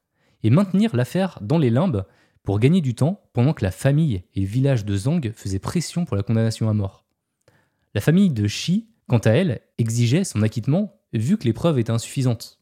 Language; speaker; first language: French; native; French